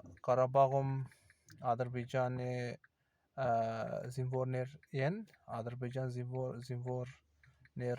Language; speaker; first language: Armenian; non-native, learner; Azerbaijani